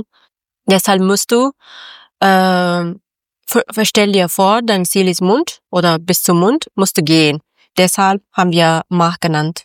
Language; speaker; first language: German; non-native, learner; Persian